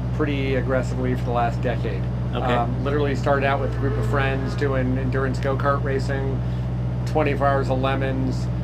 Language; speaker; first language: English; native; English